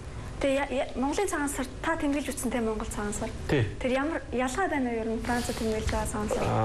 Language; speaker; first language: Mongolian; native; Mongolian